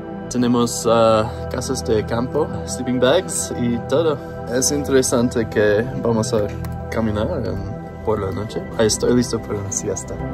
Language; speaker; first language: Spanish; non-native, learner; English